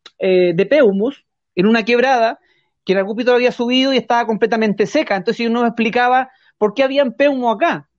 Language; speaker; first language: Spanish; native; Spanish